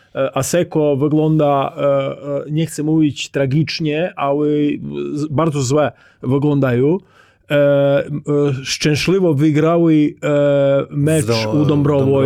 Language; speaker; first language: Polish; non-native, learner; Croatian